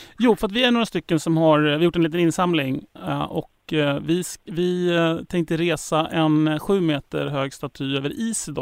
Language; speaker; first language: Swedish; native; Swedish